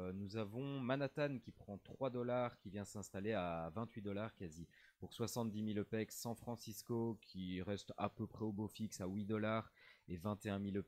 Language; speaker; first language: French; native; French